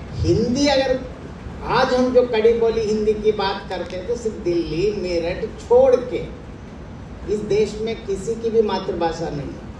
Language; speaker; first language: Hindi; non-native, local second language; Telugu